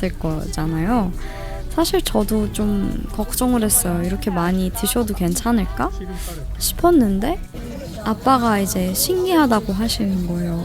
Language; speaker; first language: Korean; non-native, fluent; Persian